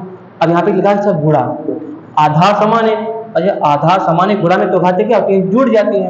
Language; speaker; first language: Hindi; native; Hindi